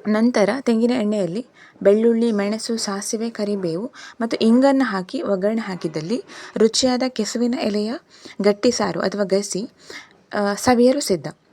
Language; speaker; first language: Kannada; native; Kannada